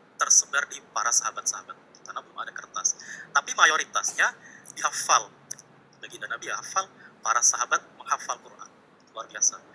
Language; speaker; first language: Indonesian; native; Indonesian